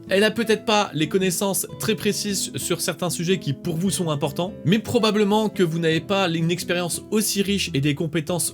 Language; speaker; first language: French; native; French